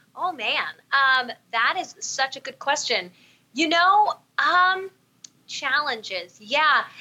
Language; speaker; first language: English; native; English